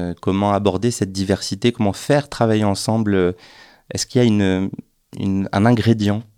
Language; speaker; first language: French; native; French